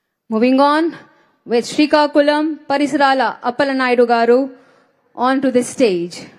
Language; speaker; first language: English; non-native, local second language; Telugu